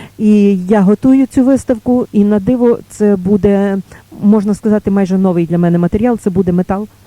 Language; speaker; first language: Ukrainian; native; Ukrainian